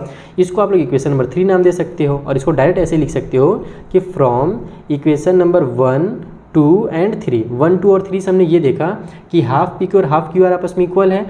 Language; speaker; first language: Hindi; native; Hindi